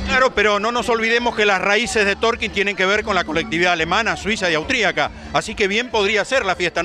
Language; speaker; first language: Spanish; native; Spanish